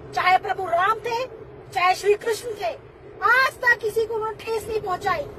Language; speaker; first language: Hindi; native; Hindi